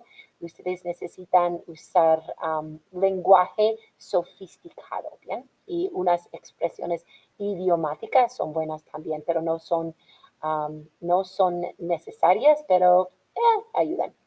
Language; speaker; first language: Spanish; non-native, fluent; English